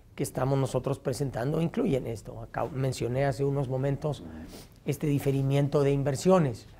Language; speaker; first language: Spanish; native; Spanish